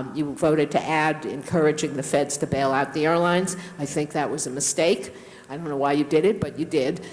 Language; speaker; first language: English; native; English